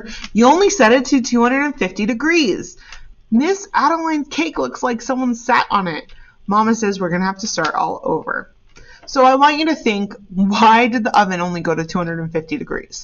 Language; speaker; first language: English; native; English